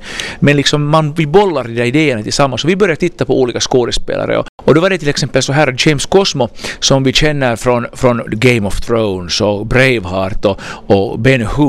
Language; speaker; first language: Swedish; native; Swedish